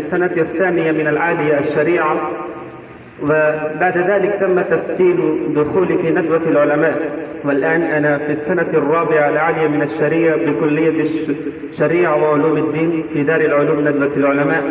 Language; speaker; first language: Arabic; non-native, fluent; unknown